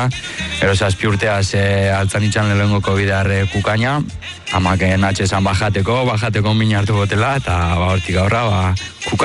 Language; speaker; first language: Basque; early bilingual, other home language; Spanish